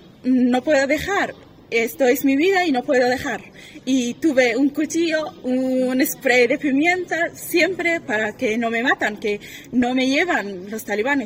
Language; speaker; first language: Spanish; non-native, learner; Persian